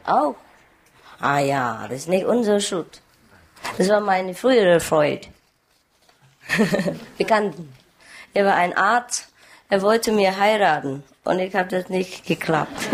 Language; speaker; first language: German; non-native, learner; Vietnamese